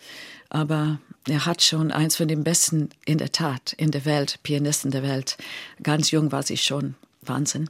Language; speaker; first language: German; non-native, fluent; English